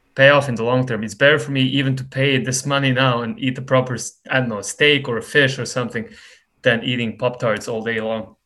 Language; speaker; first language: English; non-native, fluent; Serbian